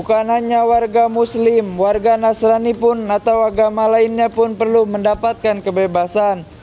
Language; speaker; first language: Indonesian; native; Indonesian